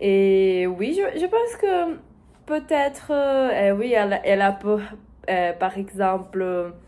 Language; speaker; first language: French; non-native, learner; Portuguese